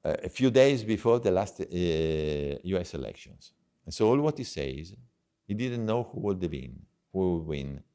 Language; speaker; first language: English; non-native, fluent; Italian